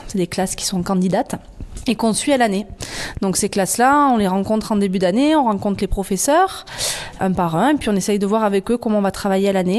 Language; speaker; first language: French; native; French